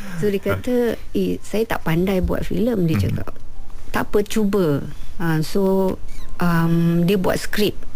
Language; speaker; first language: Malay; native; Malay